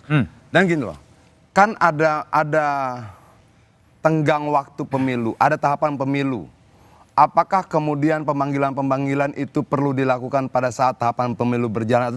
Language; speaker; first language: Indonesian; native; Indonesian